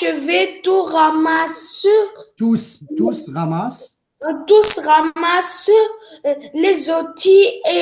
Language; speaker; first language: French; non-native, learner; Arabic